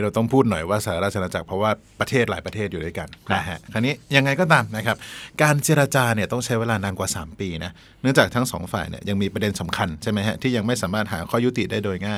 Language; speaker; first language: Thai; native; Thai